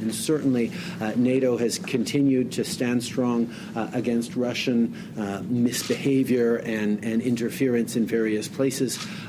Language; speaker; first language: English; early bilingual, other home language; French